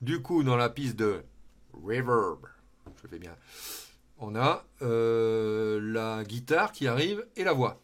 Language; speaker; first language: French; native; French